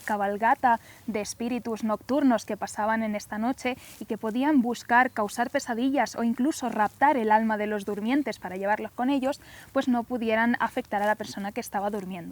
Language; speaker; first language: Spanish; native; Spanish